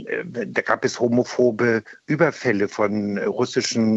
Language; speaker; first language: German; native; German